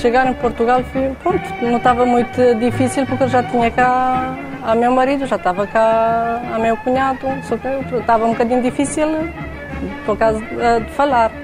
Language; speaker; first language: Portuguese; non-native, learner; Romanian